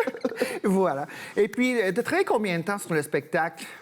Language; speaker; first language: French; native; French